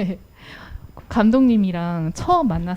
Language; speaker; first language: Korean; native; Korean